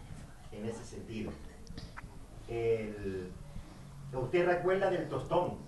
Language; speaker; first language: Spanish; native; Spanish